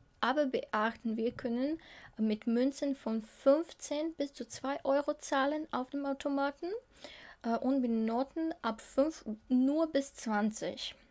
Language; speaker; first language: German; non-native, learner; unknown